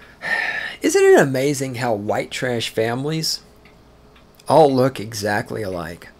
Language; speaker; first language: English; native; English